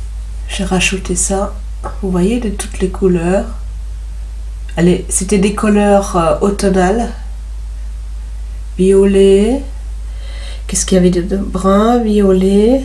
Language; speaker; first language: French; native; French